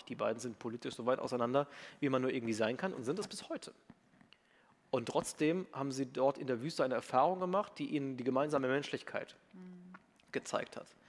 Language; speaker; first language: German; native; German